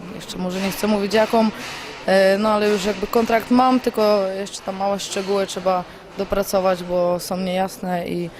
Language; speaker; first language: Polish; native; Polish